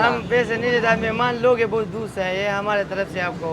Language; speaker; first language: Hindi; non-native, local second language; Pashto